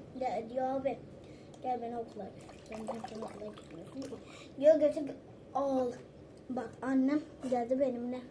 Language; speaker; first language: Turkish; early bilingual, other home language; Persian